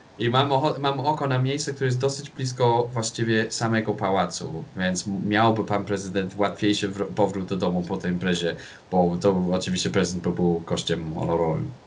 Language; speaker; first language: Polish; non-native, fluent; English